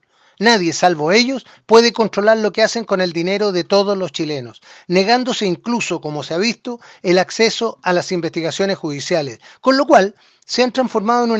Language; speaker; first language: Spanish; native; Spanish